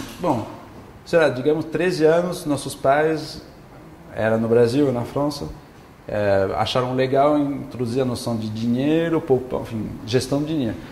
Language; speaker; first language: Portuguese; non-native, fluent; French